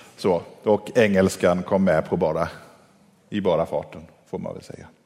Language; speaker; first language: Swedish; early bilingual, heritage; Swedish